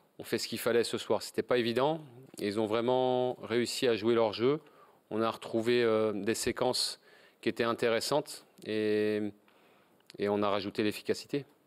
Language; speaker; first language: French; native; French